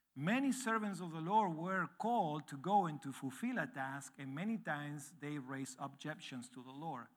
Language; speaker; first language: English; non-native, fluent; Spanish